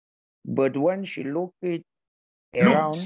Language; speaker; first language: English; non-native, learner; Arabic